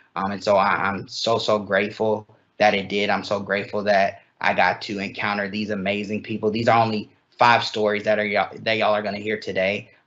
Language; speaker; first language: English; native; English